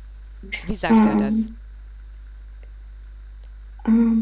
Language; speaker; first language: German; non-native, fluent; Russian